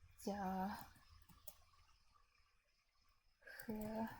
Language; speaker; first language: Danish; non-native, learner; English